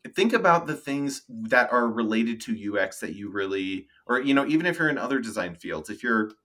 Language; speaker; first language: English; native; English